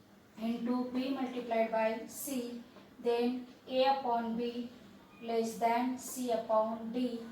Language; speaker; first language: English; non-native, local second language; Marathi